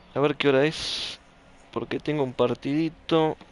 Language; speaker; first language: Spanish; native; Spanish